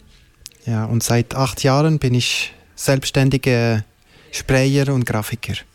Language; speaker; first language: German; non-native, local second language; French